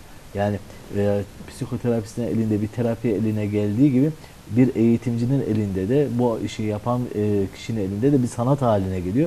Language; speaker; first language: Turkish; native; Turkish